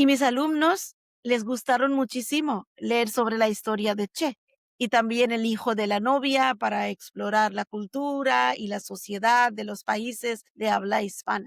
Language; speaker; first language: Spanish; non-native, fluent; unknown